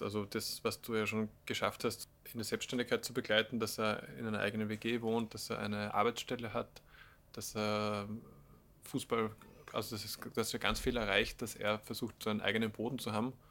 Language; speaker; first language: German; native; German